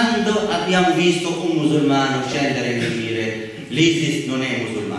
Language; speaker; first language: Italian; non-native, fluent; Arabic